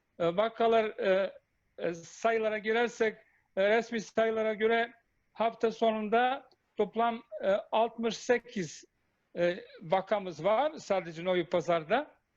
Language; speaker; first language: Turkish; non-native, fluent; Bosnian